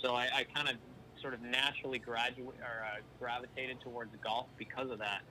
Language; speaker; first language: English; native; English